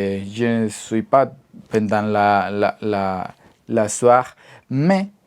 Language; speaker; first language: French; non-native, learner; Spanish